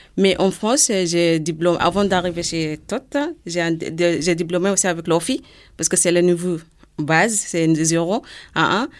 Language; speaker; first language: French; non-native, learner; Arabic